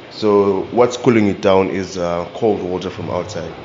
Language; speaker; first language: English; non-native, local second language; Shona